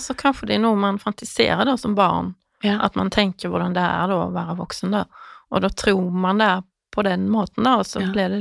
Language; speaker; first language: Norwegian; native; Norwegian